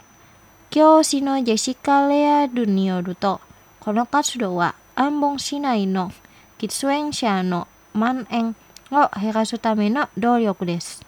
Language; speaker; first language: Japanese; non-native, fluent; Indonesian